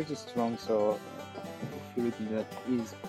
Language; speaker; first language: English; non-native, fluent; French